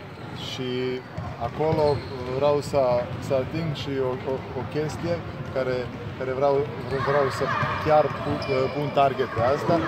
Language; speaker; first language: Romanian; non-native, fluent; Serbian